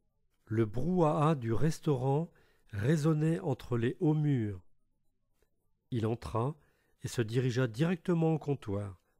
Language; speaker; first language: French; native; French